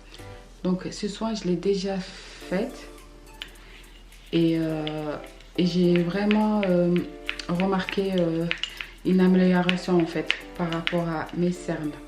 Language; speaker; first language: French; early bilingual, other home language; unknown